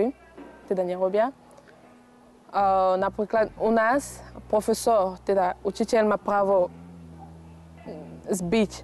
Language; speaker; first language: Slovak; non-native, fluent; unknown